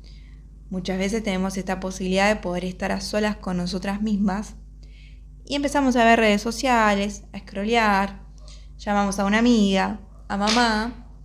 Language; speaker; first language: Spanish; native; Spanish